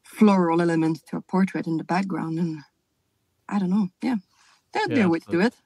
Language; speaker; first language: English; non-native, fluent; French